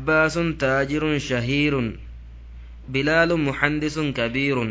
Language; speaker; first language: Arabic; non-native, learner; Divehi